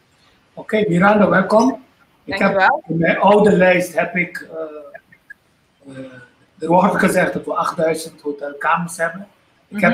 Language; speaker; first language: Dutch; non-native, local second language; Papiamento